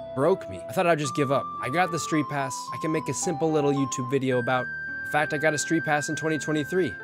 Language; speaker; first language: English; native; English